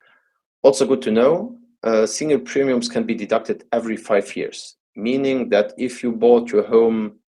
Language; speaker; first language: English; non-native, fluent; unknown